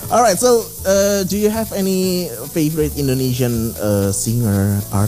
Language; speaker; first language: English; non-native, fluent; Indonesian